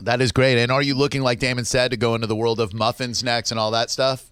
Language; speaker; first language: English; native; English